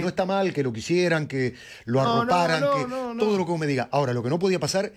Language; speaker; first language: Spanish; native; Spanish